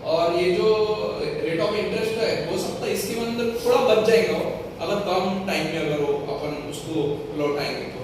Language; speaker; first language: Hindi; non-native, local second language; Marathi